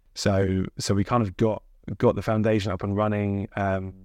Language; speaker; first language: English; native; English